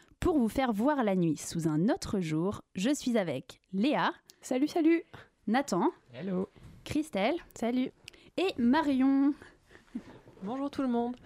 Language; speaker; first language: French; native; French